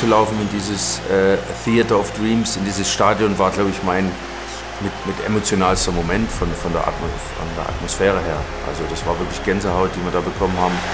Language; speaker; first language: German; native; German